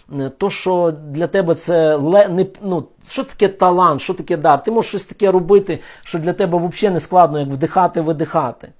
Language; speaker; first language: Ukrainian; non-native, local second language; Russian